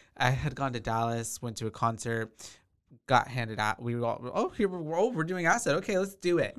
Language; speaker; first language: English; native; English